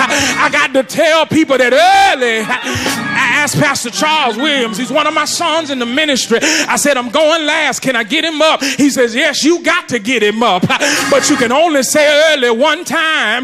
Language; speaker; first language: English; native; English